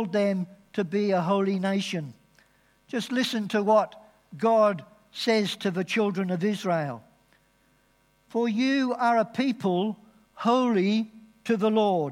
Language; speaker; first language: English; native; English